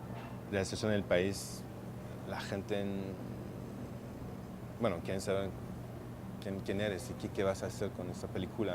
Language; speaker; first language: Spanish; non-native, fluent; French